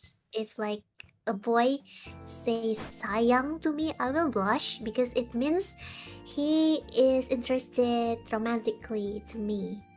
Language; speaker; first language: English; non-native, fluent; Indonesian